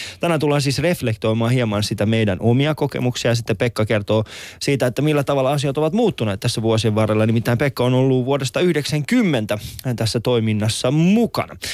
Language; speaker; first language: Finnish; early bilingual, other home language; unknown